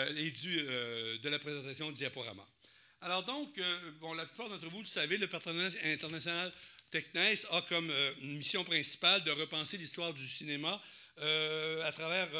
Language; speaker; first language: French; native; French